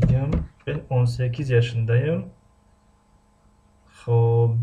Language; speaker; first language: Turkish; non-native, fluent; Tajik